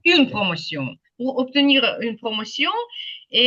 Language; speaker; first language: French; non-native, fluent; Ukrainian